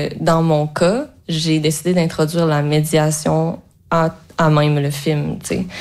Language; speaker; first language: French; native; French